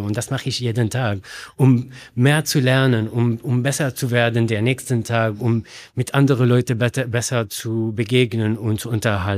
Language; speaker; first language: German; non-native, learner; Arabic